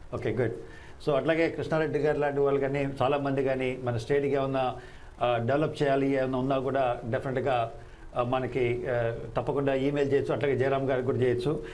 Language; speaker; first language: Telugu; native; Telugu